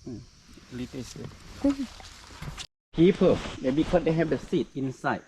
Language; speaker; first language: English; non-native, learner; Thai